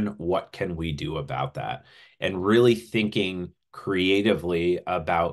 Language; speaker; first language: English; native; English